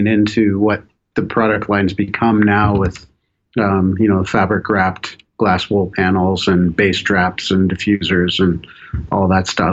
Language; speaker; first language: English; native; English